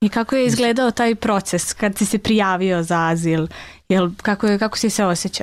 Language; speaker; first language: Serbian; native; Serbian